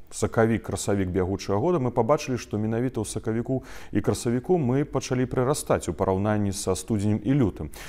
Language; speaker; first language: Belarusian; non-native, local second language; Russian